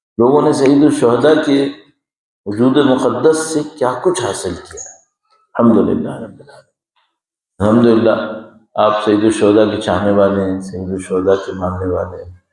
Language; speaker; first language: Urdu; native; Urdu